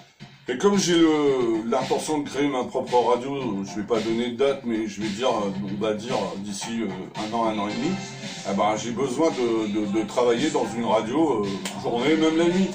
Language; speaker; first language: French; native; French